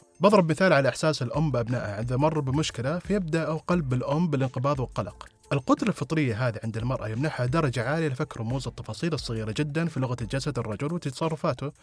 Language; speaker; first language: Arabic; native; Arabic